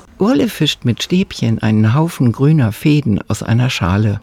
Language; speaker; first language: German; native; German